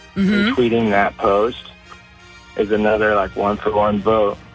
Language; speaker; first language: English; native; English